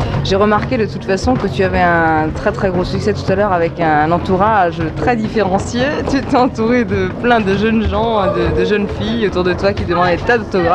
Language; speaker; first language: French; native; French